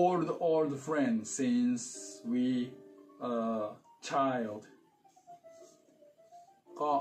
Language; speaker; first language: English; non-native, learner; Thai